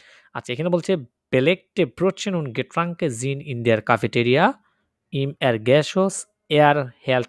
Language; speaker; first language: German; non-native, fluent; Bangla